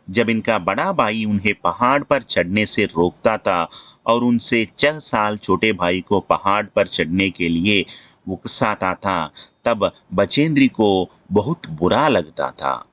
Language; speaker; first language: Hindi; non-native, local second language; Telugu